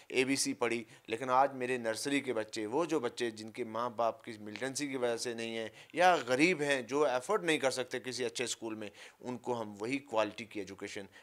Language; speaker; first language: Urdu; non-native, local second language; Punjabi